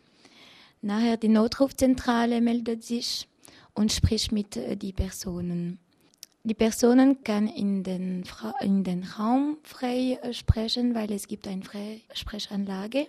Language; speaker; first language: German; non-native, learner; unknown